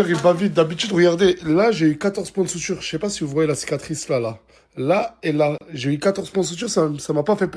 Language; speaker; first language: French; native; French